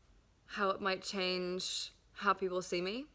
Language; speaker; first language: English; native; English